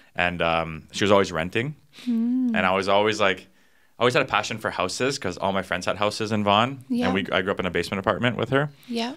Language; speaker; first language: English; native; English